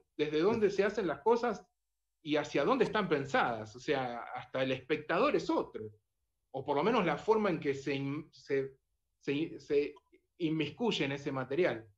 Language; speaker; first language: Spanish; native; Spanish